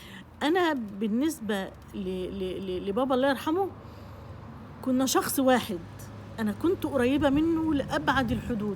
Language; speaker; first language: Arabic; native; Arabic